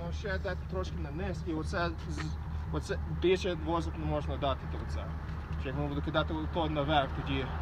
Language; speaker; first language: Ukrainian; early bilingual, heritage; Ukrainian